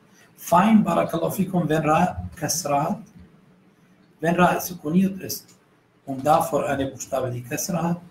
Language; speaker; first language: German; non-native, fluent; Arabic